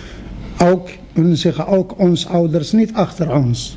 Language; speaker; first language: Dutch; non-native, fluent; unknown